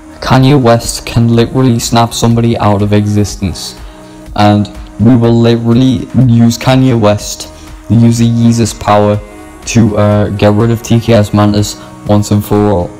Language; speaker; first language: English; native; English